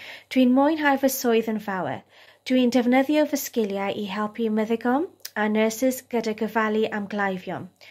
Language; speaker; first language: Welsh; non-native, fluent; English